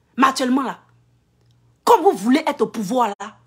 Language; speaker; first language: French; non-native, local second language; Akan